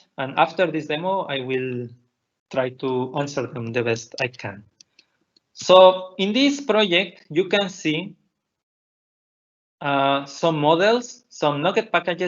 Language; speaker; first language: English; non-native, fluent; Spanish